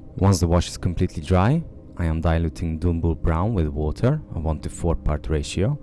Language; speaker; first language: English; non-native, fluent; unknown